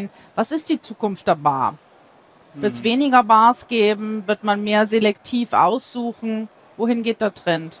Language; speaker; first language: German; native; German